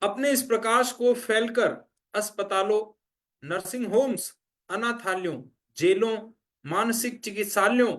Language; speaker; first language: Hindi; native; Hindi